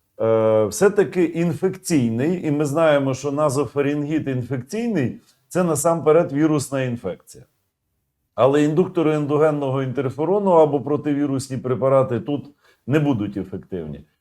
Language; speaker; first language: Ukrainian; native; Ukrainian